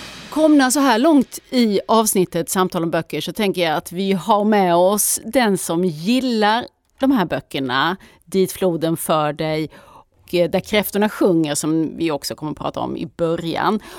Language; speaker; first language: Swedish; native; Swedish